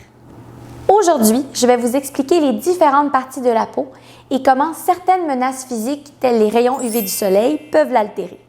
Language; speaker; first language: French; native; French